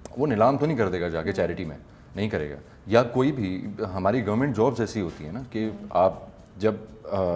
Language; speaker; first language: Urdu; native; Urdu